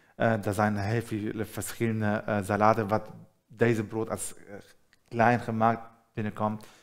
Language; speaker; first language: Dutch; non-native, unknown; Arabic